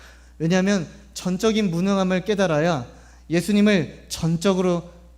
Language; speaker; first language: Korean; native; Korean